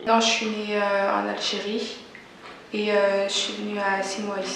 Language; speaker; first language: French; early bilingual, other home language; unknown